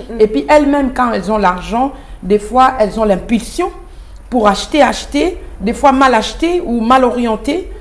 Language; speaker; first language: French; non-native, local second language; Lingala